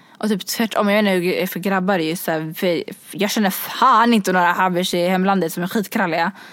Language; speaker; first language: Swedish; early bilingual, other home language; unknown